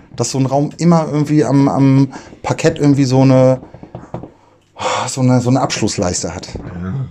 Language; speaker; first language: German; native; German